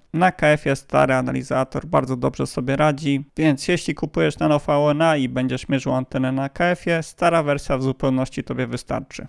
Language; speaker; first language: Polish; native; Polish